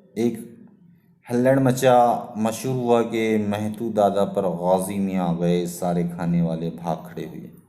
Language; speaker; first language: Urdu; native; Urdu